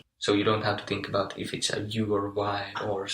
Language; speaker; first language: English; non-native, fluent; Finnish